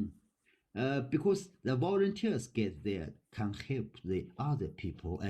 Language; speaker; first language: English; non-native, learner; Chinese